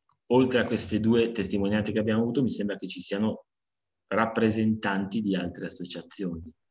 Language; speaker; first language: Italian; native; Italian